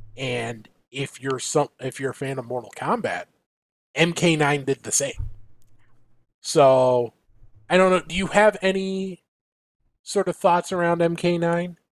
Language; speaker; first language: English; native; English